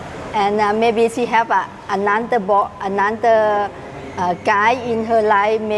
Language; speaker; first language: English; non-native, learner; Thai